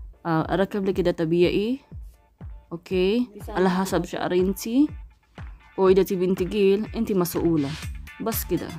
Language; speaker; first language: Arabic; non-native, learner; Filipino